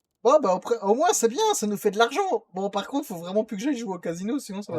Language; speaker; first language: French; native; French